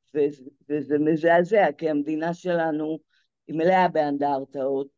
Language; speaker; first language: Hebrew; native; Hebrew